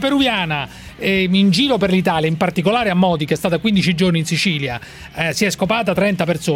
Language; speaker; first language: Italian; native; Italian